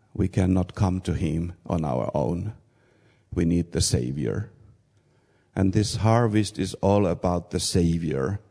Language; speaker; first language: English; non-native, fluent; Finnish